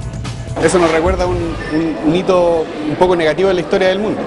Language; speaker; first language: Spanish; native; Spanish